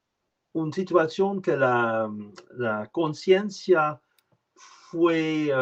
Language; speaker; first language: Spanish; non-native, learner; French